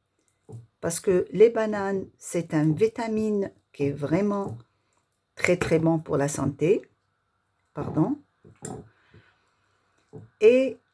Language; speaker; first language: French; non-native, local second language; Arabic